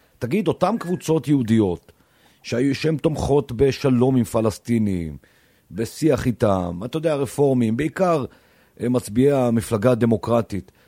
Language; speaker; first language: Hebrew; native; Hebrew